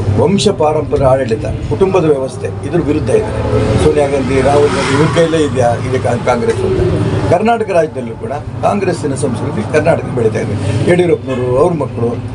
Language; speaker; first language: Kannada; native; Kannada